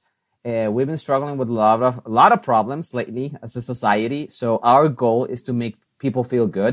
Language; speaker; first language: English; non-native, fluent; Spanish